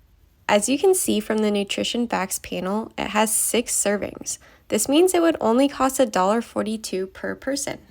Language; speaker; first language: English; native; English